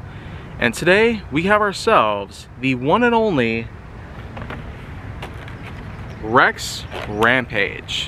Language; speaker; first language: English; native; English